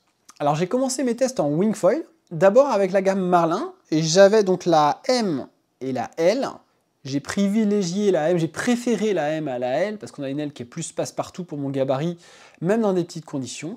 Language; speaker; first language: French; native; French